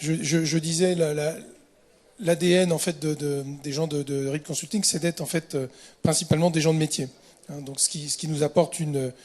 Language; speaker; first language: French; native; French